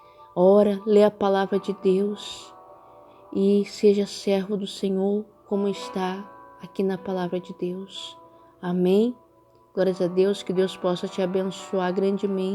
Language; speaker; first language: Portuguese; native; Portuguese